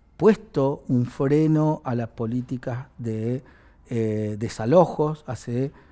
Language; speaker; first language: Spanish; native; Spanish